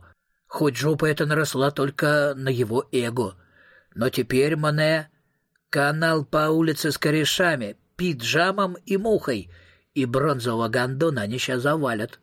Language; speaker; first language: Russian; native; Russian